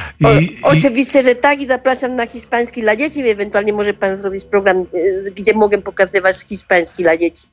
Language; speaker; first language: Polish; non-native, learner; Spanish